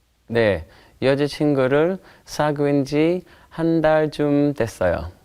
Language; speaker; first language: Korean; non-native, learner; English